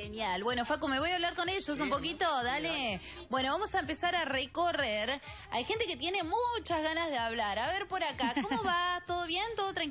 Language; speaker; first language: Spanish; native; Spanish